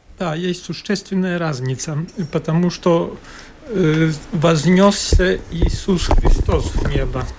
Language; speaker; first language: Russian; non-native, local second language; Latvian